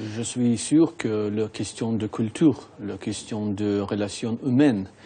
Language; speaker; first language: French; non-native, fluent; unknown